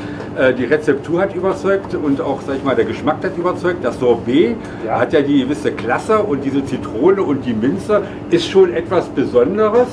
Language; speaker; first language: German; native; German